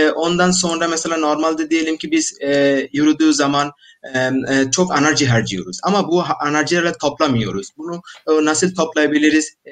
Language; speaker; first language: Turkish; non-native, learner; Bangla